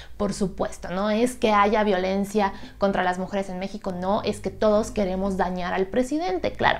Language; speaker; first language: Spanish; native; Spanish